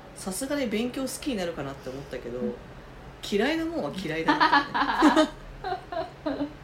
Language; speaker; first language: Japanese; native; Japanese